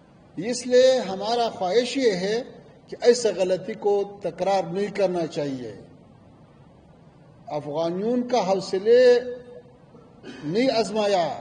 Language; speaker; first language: Hindi; non-native, fluent; Pashto